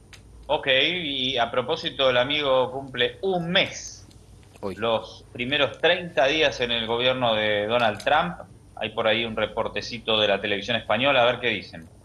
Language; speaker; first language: Spanish; native; Spanish